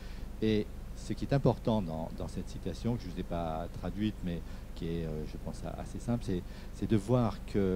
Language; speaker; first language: French; native; French